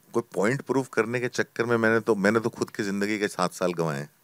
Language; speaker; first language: Hindi; native; Hindi